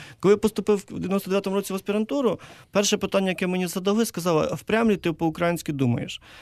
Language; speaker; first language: Ukrainian; native; Ukrainian